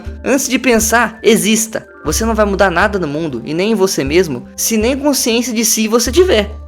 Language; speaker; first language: Portuguese; native; Portuguese